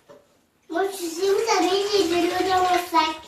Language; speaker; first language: French; native; French